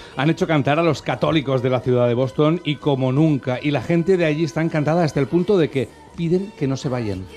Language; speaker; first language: Spanish; native; Spanish